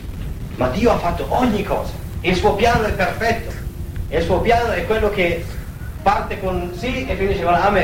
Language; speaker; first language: Italian; native; Italian